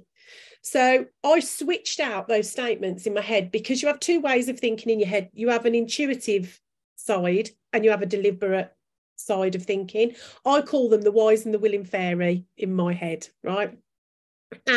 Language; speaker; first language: English; native; English